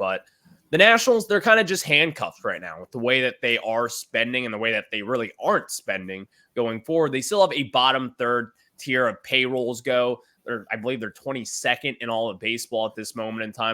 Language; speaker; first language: English; native; English